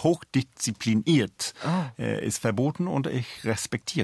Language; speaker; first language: German; non-native, fluent; English